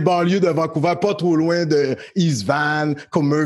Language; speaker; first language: French; native; French